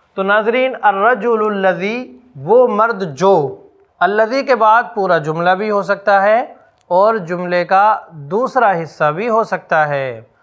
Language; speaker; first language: Urdu; native; Urdu